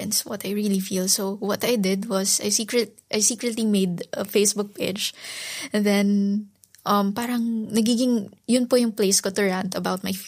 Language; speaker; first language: English; non-native, local second language; Filipino